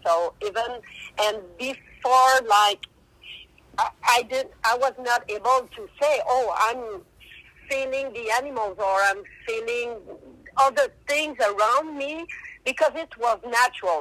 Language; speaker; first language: English; non-native, fluent; French